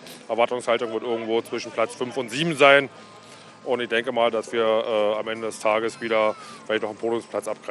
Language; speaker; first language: German; native; German